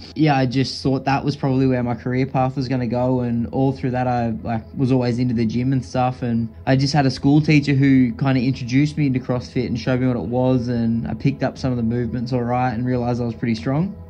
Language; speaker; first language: English; native; English